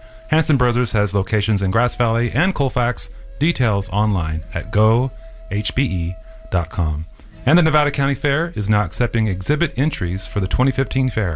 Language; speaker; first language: English; native; English